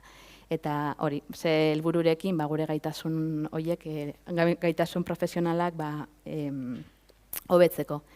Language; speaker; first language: Basque; native; Basque